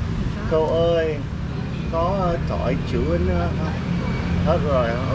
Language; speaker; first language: Vietnamese; non-native, learner; English